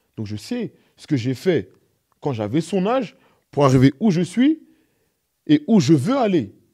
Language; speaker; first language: French; native; French